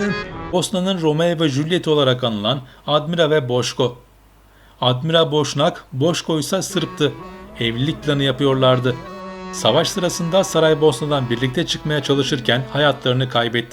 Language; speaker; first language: Turkish; native; Turkish